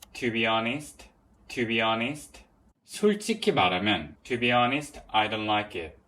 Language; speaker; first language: English; non-native, fluent; Korean